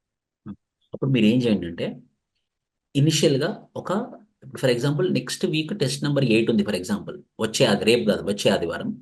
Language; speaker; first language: Telugu; native; Telugu